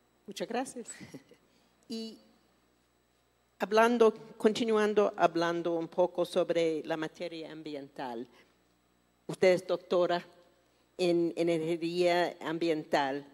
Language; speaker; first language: Spanish; non-native, fluent; English